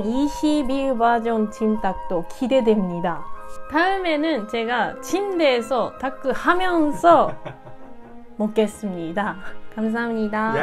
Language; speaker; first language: Korean; non-native, learner; Japanese